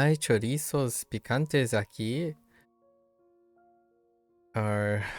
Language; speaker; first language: Spanish; non-native, learner; English